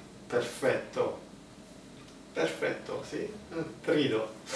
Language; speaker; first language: Italian; native; Italian